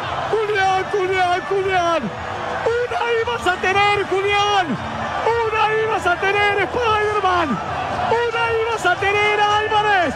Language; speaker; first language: Spanish; native; Spanish